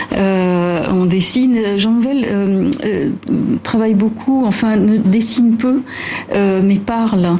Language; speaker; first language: French; non-native, local second language; Arabic